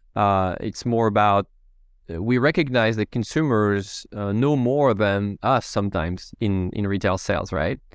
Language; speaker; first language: English; non-native, fluent; French